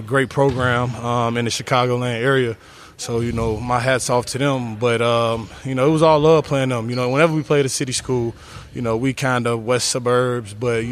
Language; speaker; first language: English; native; English